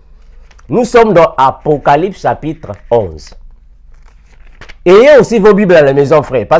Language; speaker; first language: French; non-native, local second language; Lingala